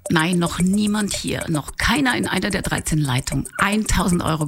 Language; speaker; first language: German; native; German